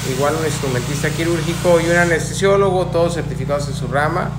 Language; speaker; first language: Spanish; native; Spanish